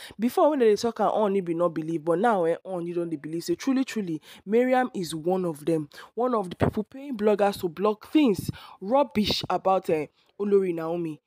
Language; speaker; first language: Nigerian Pidgin; non-native, local second language; Yoruba